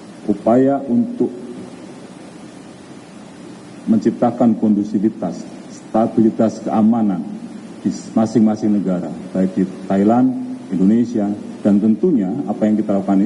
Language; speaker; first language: Indonesian; native; Indonesian